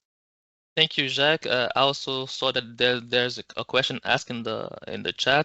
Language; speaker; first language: English; non-native, local second language; French